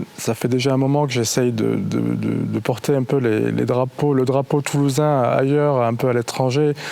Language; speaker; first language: French; non-native, local second language; Arabic